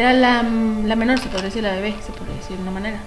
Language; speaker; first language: Spanish; native; Spanish